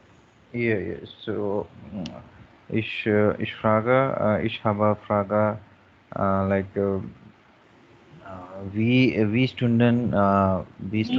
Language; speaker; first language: German; non-native, learner; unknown